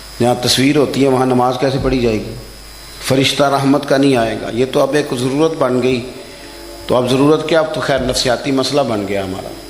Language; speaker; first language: Urdu; non-native, local second language; Punjabi